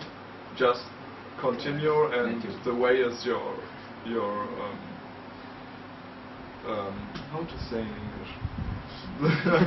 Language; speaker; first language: English; non-native, fluent; German